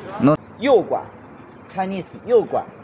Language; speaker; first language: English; non-native, learner; Chinese